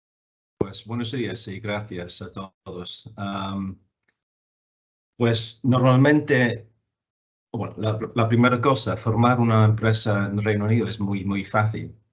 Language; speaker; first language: Spanish; non-native, fluent; English